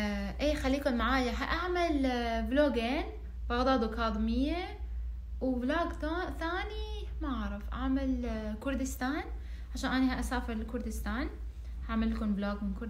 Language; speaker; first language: Arabic; non-native, fluent; Persian